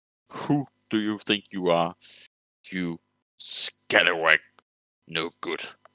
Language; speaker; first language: English; non-native, fluent; Danish